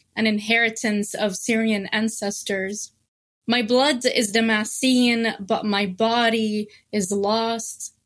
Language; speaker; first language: English; non-native, fluent; Arabic